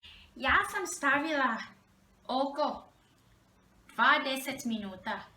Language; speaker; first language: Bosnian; early bilingual, heritage; Bosnian